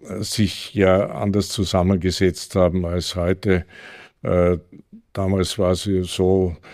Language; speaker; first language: German; native; German